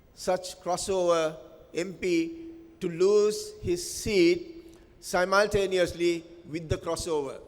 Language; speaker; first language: English; non-native, local second language; Sinhala